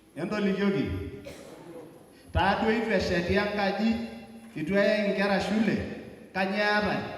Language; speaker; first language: Swahili; non-native, local second language; Masai